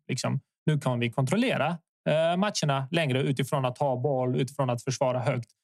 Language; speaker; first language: Swedish; early bilingual, other home language; Bosnian